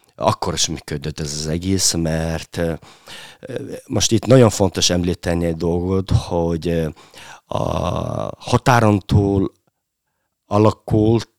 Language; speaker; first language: Hungarian; non-native, fluent; Mongolian